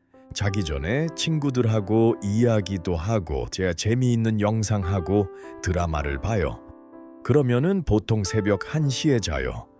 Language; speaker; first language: Korean; non-native, fluent; Uzbek